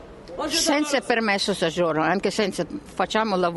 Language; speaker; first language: Italian; non-native, learner; Ukrainian